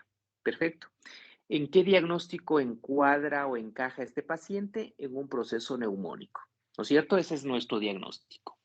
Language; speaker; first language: Spanish; native; Spanish